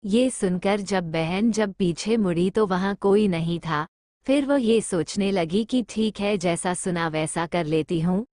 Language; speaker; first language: Hindi; native; Hindi